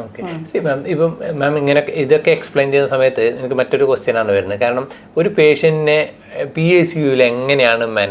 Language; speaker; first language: Malayalam; native; Malayalam